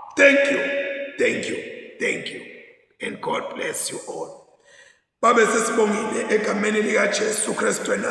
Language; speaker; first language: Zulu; non-native, local second language; Swati